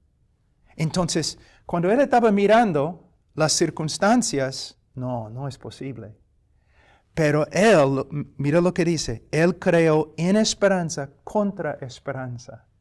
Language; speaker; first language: Spanish; non-native, fluent; English